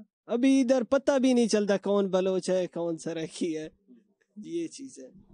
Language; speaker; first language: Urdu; non-native, local second language; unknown